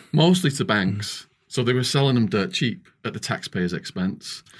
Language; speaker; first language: English; native; English